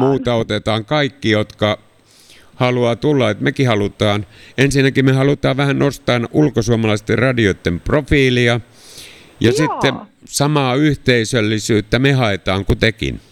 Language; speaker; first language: Finnish; native; Finnish